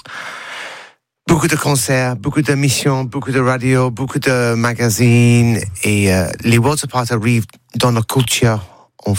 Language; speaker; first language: French; non-native, learner; English